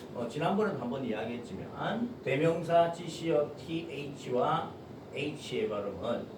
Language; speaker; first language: Korean; native; Korean